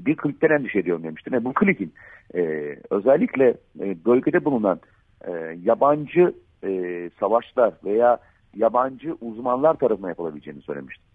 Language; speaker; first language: Turkish; native; Turkish